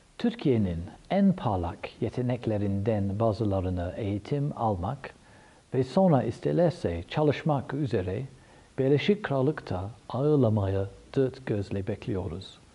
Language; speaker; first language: Turkish; non-native, fluent; English